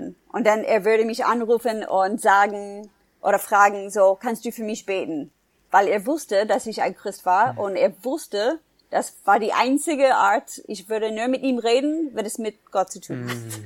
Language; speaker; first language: German; non-native, fluent; English